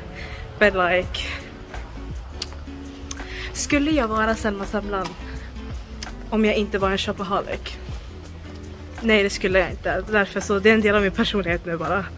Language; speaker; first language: Swedish; early bilingual, other home language; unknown